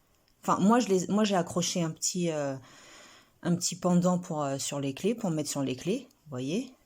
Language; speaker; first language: French; native; French